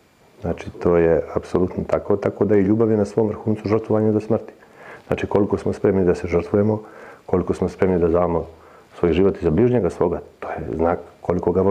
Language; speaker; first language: Serbian; native; Serbian